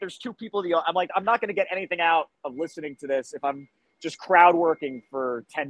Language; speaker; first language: English; native; English